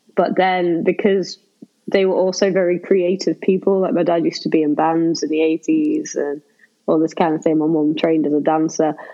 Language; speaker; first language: English; native; English